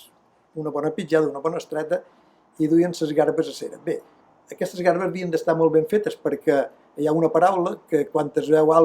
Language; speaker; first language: Catalan; native; Catalan